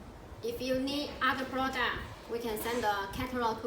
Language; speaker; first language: English; non-native, learner; Chinese